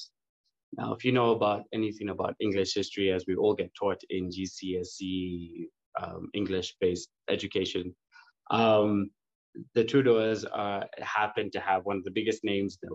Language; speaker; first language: English; native; English